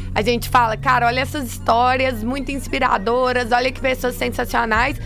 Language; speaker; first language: Portuguese; native; Portuguese